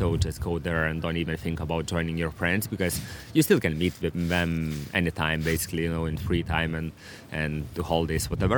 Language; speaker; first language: English; non-native, fluent; Lithuanian